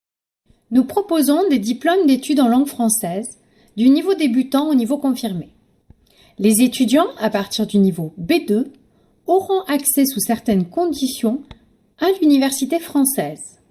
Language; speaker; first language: French; native; French